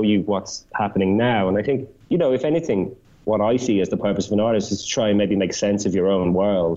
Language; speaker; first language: English; native; English